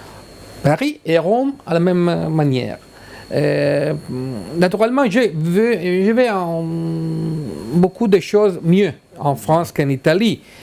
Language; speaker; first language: French; non-native, learner; Italian